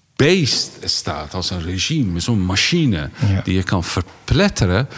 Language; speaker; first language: Dutch; non-native, fluent; Persian